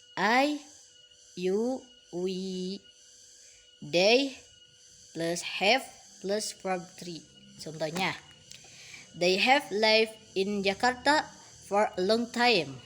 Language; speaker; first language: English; non-native, learner; Indonesian